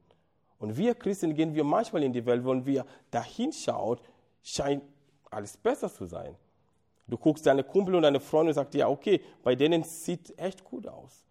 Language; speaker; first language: German; non-native, fluent; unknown